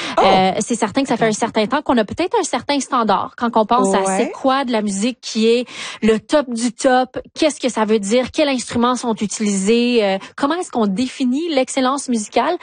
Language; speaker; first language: French; native; French